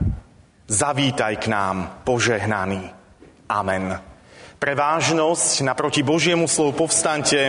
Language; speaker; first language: Slovak; native; Slovak